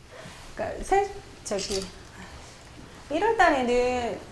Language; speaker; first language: Korean; native; Korean